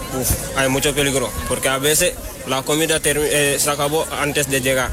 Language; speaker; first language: Spanish; non-native, learner; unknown